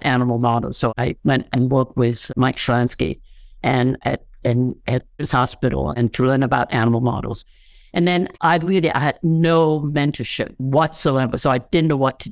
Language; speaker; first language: English; non-native, local second language; Cantonese